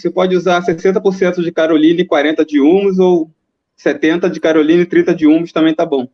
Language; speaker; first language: Portuguese; native; Portuguese